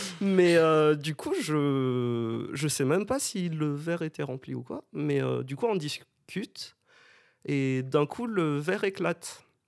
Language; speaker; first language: French; non-native, local second language; Malagasy